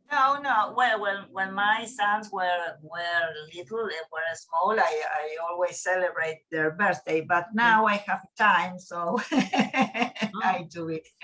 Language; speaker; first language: English; non-native, learner; Spanish